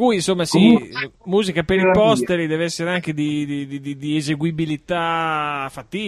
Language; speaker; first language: Italian; native; Italian